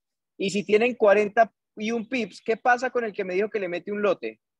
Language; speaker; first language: Spanish; native; Spanish